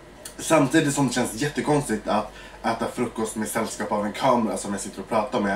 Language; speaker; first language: Swedish; early bilingual, other home language; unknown